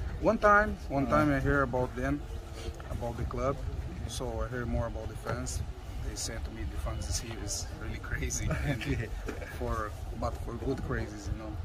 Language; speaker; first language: English; non-native, learner; Portuguese